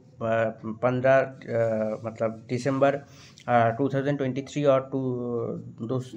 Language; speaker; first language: Hindi; non-native, local second language; Bangla